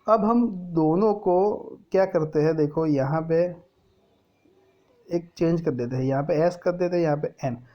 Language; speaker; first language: Hindi; non-native, local second language; Gujarati